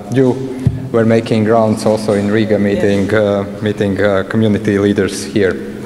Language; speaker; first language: English; non-native, fluent; Latvian